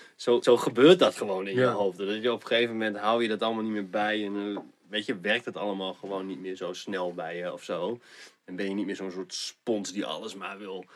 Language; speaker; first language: Dutch; native; Dutch